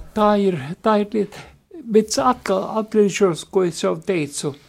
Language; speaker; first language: Latvian; native; Latvian